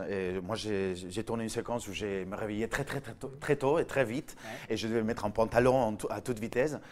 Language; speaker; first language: French; non-native, fluent; Spanish